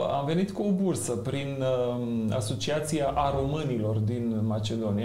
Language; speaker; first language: Romanian; non-native, fluent; Macedonian